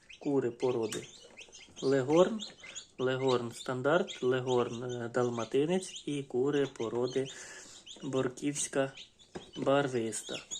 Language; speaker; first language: Ukrainian; non-native, local second language; Russian